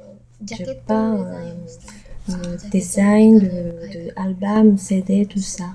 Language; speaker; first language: French; non-native, fluent; Japanese